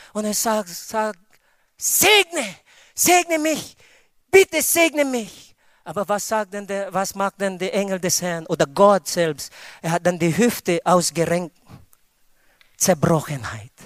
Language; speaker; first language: German; non-native, fluent; Filipino